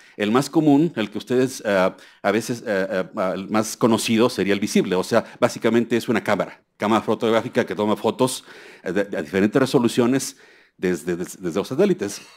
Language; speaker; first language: Spanish; native; Spanish